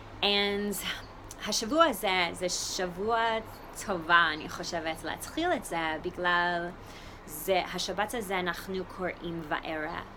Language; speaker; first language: Hebrew; non-native, learner; English